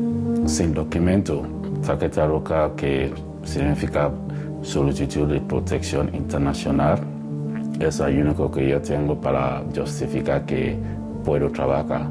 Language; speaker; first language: Spanish; non-native, learner; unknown